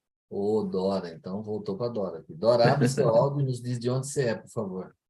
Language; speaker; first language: Portuguese; native; Portuguese